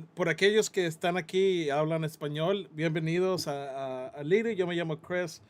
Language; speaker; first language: Spanish; non-native, fluent; English